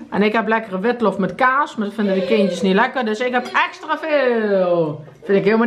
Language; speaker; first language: Dutch; native; Dutch